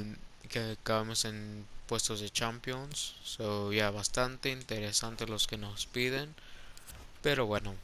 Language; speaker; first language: Spanish; early bilingual, heritage; Spanish